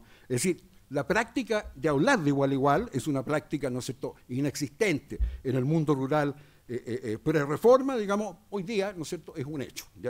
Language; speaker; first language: Spanish; native; Spanish